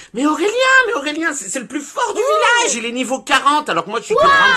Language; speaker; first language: French; native; French